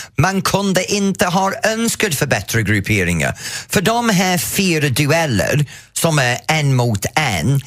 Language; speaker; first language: Swedish; non-native, fluent; English